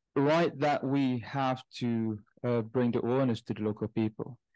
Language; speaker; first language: English; non-native, fluent; Indonesian